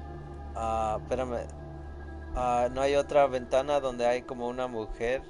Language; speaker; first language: Spanish; early bilingual, other home language; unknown